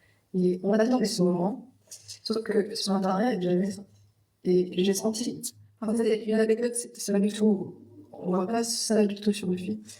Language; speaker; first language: French; non-native, fluent; Vietnamese